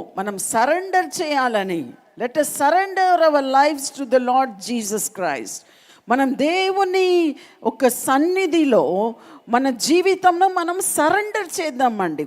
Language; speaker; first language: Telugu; non-native, local second language; Malayalam